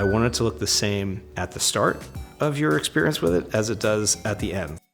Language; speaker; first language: English; native; English